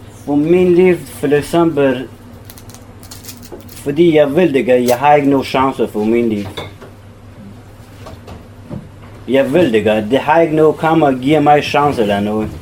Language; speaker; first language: Danish; non-native, learner; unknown